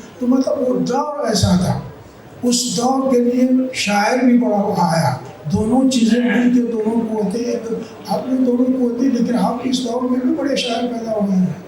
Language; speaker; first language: Urdu; non-native, local second language; Pashto